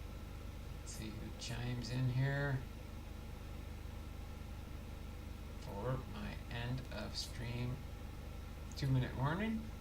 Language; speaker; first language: English; native; English